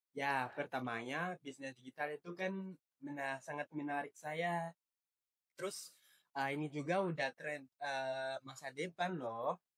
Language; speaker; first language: Indonesian; non-native, fluent; Malagasy